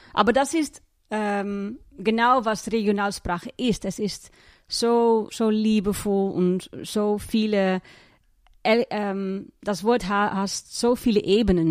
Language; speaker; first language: German; non-native, learner; Dutch